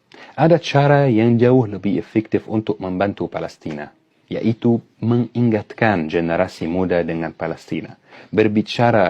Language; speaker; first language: Indonesian; non-native, fluent; Arabic